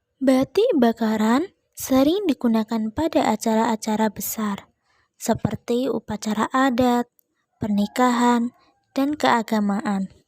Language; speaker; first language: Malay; non-native, local second language; Javanese